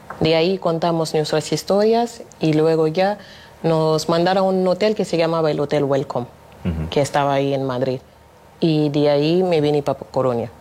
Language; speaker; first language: Spanish; non-native, fluent; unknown